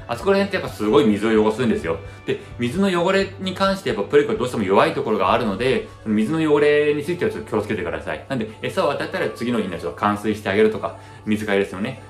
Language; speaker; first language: Japanese; early bilingual, heritage; Japanese